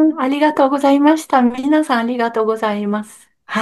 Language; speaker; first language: Japanese; non-native, learner; French